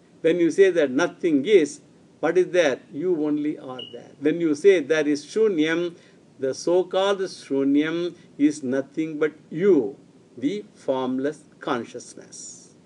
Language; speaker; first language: English; non-native, local second language; Tamil